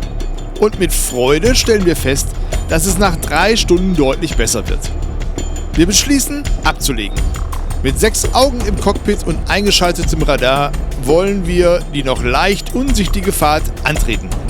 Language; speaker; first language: German; native; German